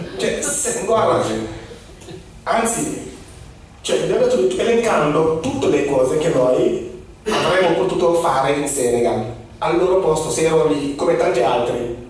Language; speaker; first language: Italian; non-native, fluent; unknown